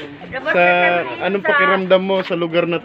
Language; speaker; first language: Filipino; native; Filipino